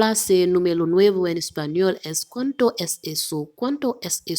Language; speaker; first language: Spanish; non-native, learner; Haitian Creole